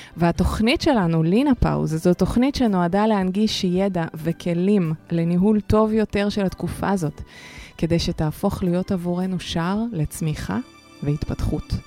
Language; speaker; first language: Hebrew; early bilingual, other home language; Russian